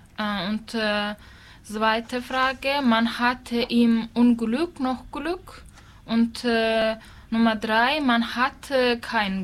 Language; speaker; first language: German; non-native, learner; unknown